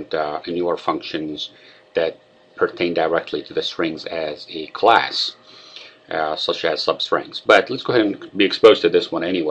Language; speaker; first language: English; non-native, fluent; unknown